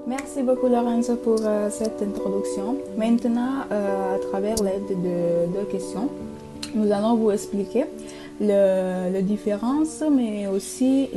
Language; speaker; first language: French; non-native, learner; Italian